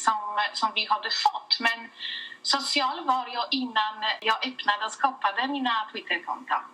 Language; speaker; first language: Swedish; non-native, fluent; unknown